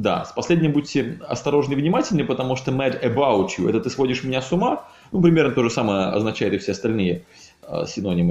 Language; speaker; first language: Russian; native; Russian